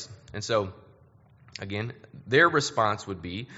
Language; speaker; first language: English; native; English